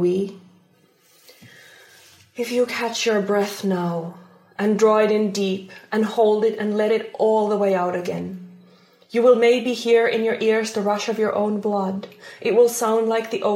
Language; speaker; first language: English; non-native, fluent; Finnish